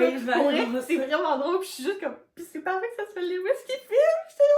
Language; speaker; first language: French; native; French